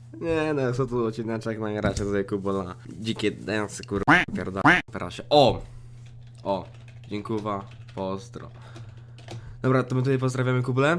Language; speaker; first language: Polish; native; Polish